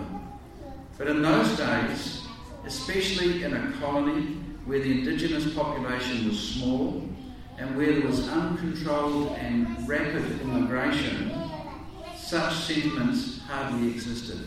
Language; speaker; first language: English; native; English